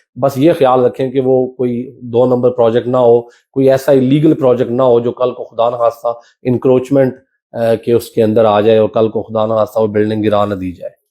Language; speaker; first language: Urdu; non-native, local second language; Punjabi